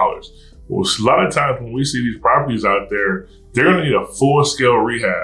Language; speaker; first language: English; native; English